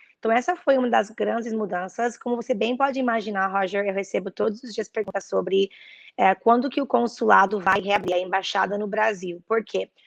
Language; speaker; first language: Portuguese; early bilingual, heritage; Portuguese